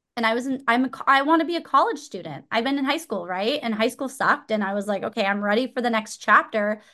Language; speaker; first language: English; native; English